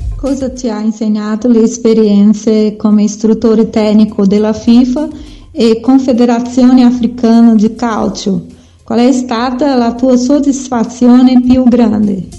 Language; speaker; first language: Italian; non-native, fluent; Portuguese